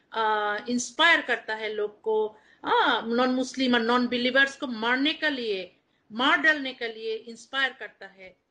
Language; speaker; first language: Hindi; non-native, learner; Bangla